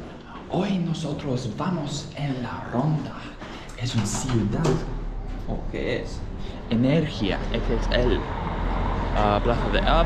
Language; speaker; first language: Spanish; non-native, learner; Latvian